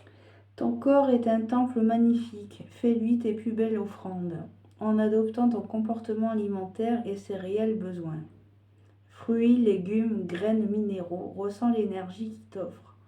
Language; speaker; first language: French; native; French